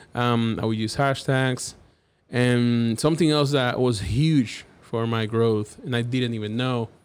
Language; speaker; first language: English; non-native, fluent; Spanish